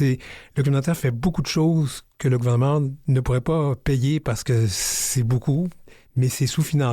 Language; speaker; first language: French; native; French